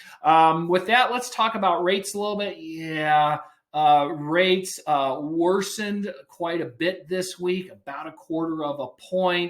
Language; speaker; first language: English; native; English